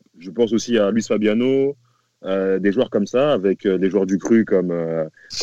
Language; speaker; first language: French; native; French